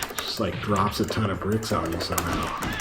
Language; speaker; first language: English; native; English